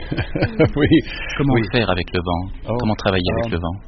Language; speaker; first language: French; native; French